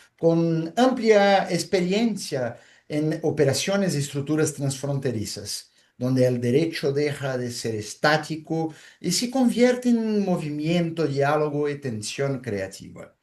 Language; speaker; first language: Spanish; non-native, fluent; Portuguese